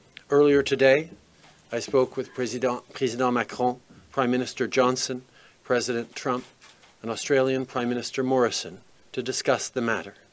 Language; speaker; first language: English; native; English